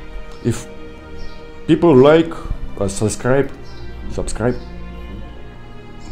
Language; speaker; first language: English; non-native, learner; Russian